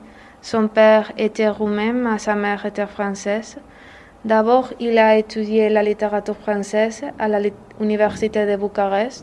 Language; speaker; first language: French; non-native, learner; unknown